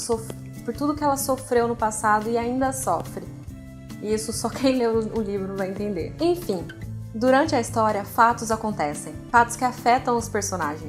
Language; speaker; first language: Portuguese; native; Portuguese